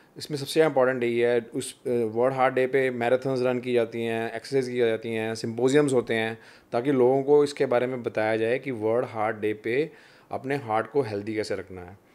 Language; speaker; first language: Hindi; non-native, local second language; Punjabi